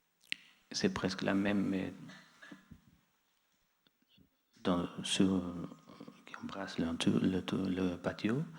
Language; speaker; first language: French; non-native, fluent; Portuguese